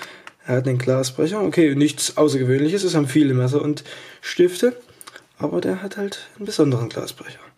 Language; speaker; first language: German; native; German